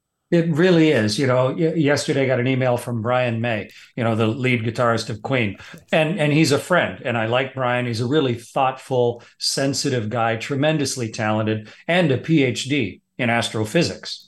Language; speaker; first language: English; native; English